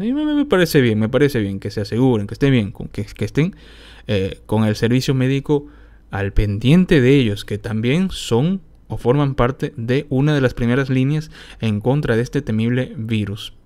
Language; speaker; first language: Spanish; native; Spanish